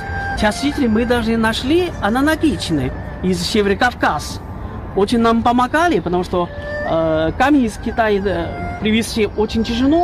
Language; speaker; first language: Russian; non-native, learner; Chinese